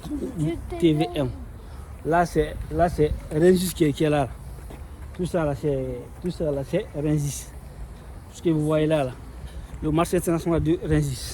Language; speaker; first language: French; native; French